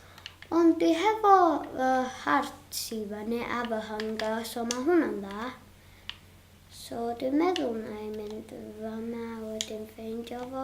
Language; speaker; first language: Welsh; non-native, local second language; English